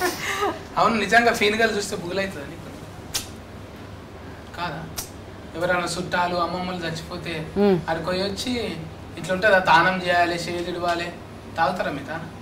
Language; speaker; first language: Telugu; native; Telugu